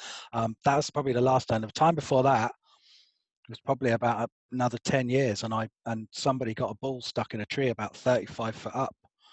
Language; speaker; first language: English; native; English